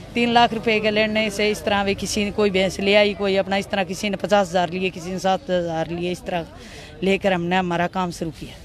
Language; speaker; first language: Hindi; native; Hindi